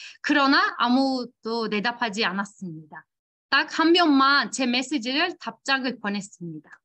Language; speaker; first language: Korean; non-native, fluent; Turkish